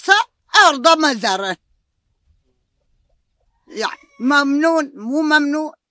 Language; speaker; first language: Turkish; non-native, local second language; Arabic